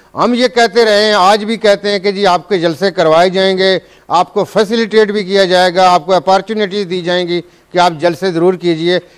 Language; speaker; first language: Urdu; non-native, local second language; Punjabi